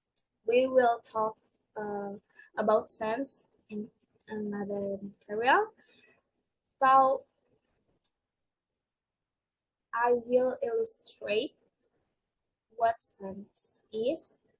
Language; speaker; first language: English; non-native, learner; Indonesian